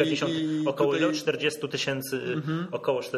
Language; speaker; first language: Polish; native; Polish